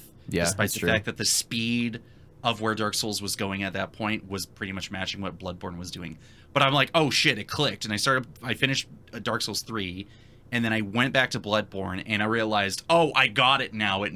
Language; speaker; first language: English; native; English